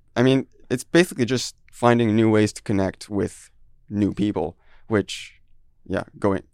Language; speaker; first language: English; early bilingual, heritage; French